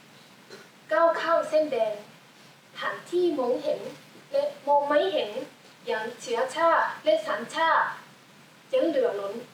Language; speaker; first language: Thai; non-native, learner; Japanese